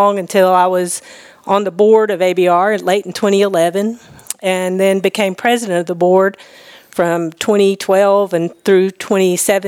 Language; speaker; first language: English; native; English